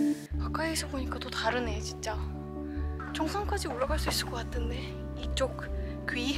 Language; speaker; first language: Korean; non-native, fluent; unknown